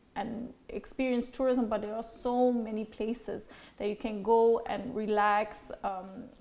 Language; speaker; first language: English; non-native, fluent; Dutch